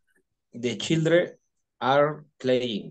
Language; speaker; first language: English; non-native, learner; Spanish